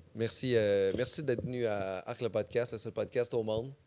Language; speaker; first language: French; native; French